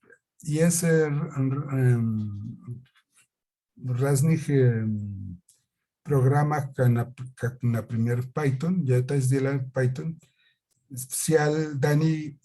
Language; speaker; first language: Russian; non-native, fluent; Spanish